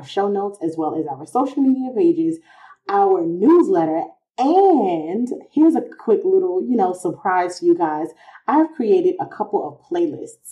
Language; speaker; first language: English; native; English